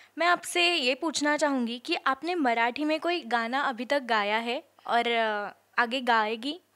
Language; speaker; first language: Hindi; non-native, local second language; Marathi